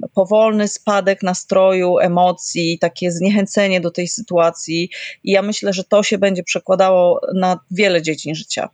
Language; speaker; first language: Polish; native; Polish